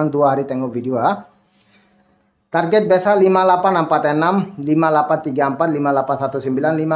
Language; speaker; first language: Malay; non-native, learner; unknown